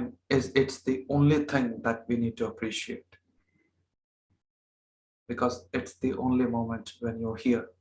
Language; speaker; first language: English; non-native, local second language; Hindi